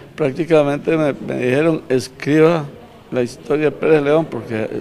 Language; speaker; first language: Spanish; native; Spanish